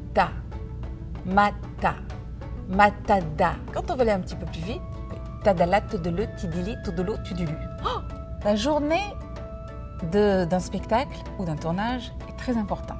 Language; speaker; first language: French; native; French